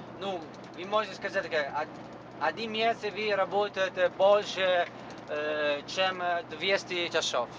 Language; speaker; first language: Russian; non-native, learner; Italian